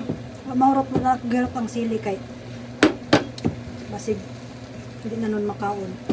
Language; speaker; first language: Japanese; non-native, learner; Cebuano